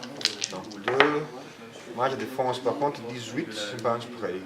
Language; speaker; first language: French; non-native, learner; Italian